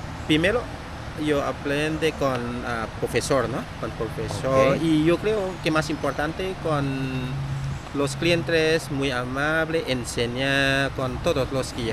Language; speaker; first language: Spanish; non-native, learner; Thai